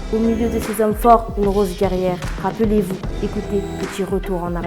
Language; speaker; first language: French; early bilingual, other home language; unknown